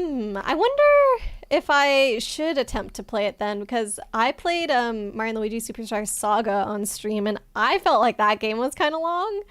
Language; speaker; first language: English; native; English